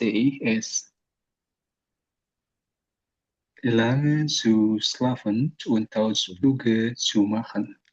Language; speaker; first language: German; non-native, learner; Indonesian